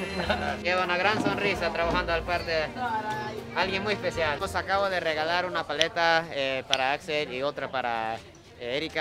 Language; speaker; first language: Spanish; non-native, fluent; Japanese